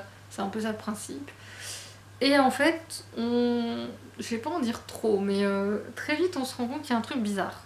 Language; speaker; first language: French; native; French